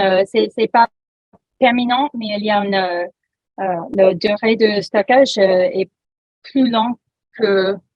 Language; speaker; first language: French; non-native, learner; English